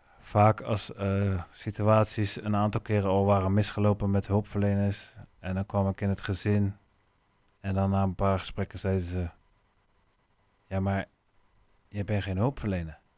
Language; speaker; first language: Dutch; native; Dutch